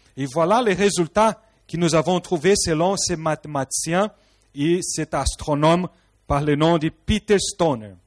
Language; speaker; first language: French; non-native, fluent; Portuguese